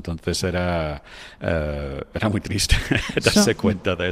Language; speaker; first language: Spanish; non-native, fluent; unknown